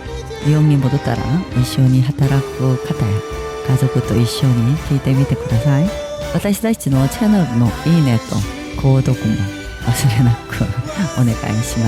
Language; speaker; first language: Japanese; non-native, learner; Korean